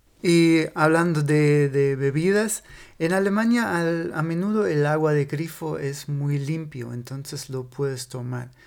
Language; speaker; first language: Spanish; non-native, fluent; German